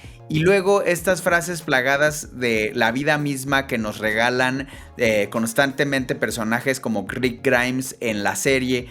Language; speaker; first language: Spanish; native; Spanish